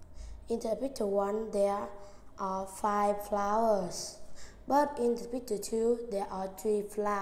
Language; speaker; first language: English; non-native, learner; Vietnamese